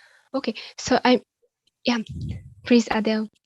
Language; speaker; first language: English; non-native, fluent; Japanese